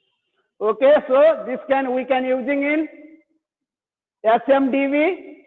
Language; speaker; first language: English; non-native, learner; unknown